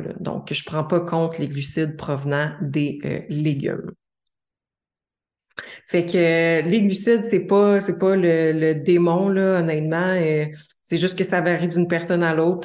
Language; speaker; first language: French; native; French